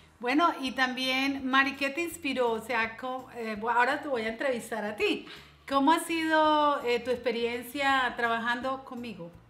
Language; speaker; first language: Spanish; native; Spanish